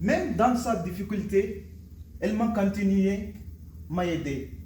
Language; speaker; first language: French; non-native, learner; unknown